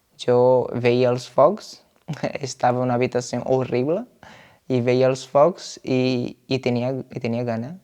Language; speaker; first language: Catalan; non-native, fluent; Portuguese